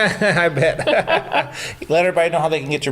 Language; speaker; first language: English; native; English